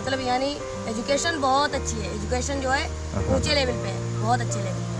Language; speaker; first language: Hindi; native; Hindi